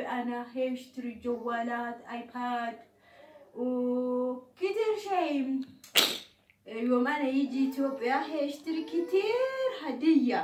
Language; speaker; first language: Arabic; non-native, learner; Oromo